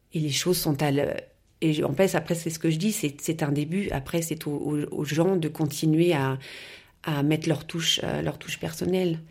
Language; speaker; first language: French; native; French